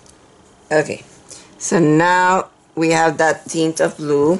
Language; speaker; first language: English; non-native, fluent; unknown